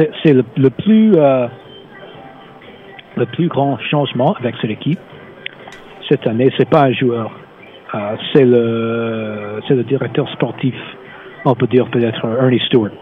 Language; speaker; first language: French; non-native, fluent; English